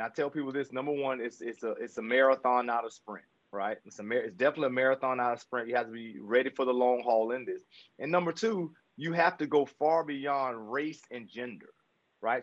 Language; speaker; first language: English; native; English